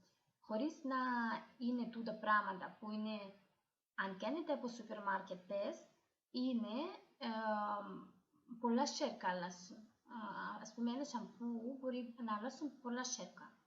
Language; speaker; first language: Greek; non-native, fluent; Russian